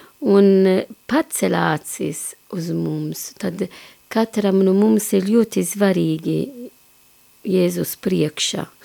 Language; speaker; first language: Latvian; non-native, fluent; Maltese